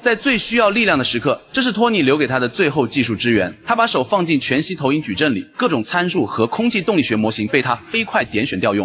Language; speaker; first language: Chinese; native; Chinese